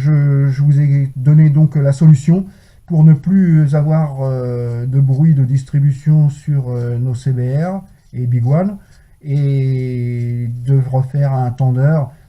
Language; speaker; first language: French; native; French